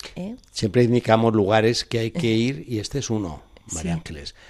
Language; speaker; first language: Spanish; native; Spanish